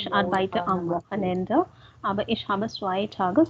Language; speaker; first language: German; non-native, learner; Hindi